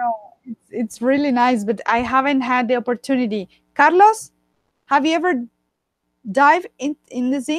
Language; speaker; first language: English; non-native, fluent; Spanish